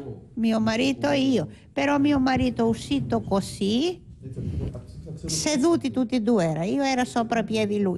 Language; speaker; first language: Italian; non-native, learner; Greek